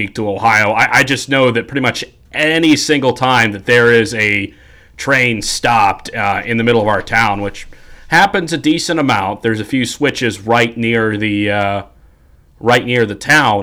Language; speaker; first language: English; native; English